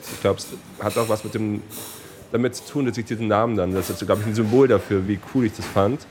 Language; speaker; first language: German; native; German